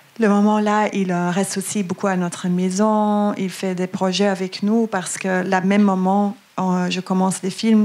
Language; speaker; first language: French; non-native, learner; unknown